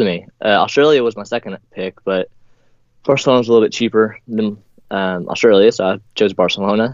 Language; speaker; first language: English; native; English